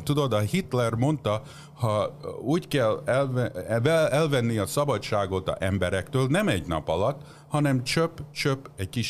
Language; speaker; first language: Hungarian; early bilingual, heritage; Hungarian